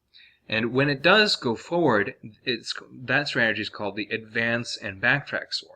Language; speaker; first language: English; native; English